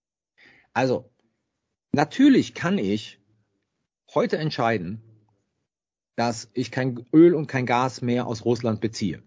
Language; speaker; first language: German; native; German